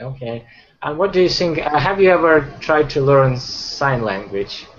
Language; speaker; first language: English; non-native, fluent; Ukrainian